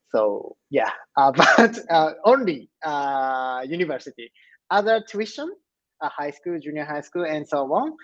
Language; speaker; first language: English; non-native, learner; Japanese